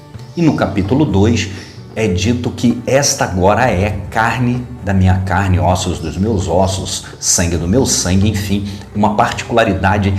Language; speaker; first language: Portuguese; native; Portuguese